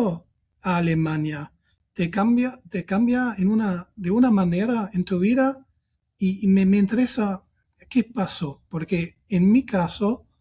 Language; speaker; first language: Spanish; non-native, fluent; German